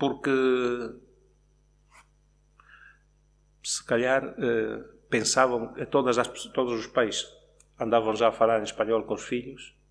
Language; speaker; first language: Portuguese; non-native, local second language; Spanish